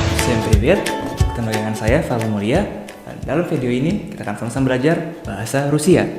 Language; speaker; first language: Indonesian; native; Indonesian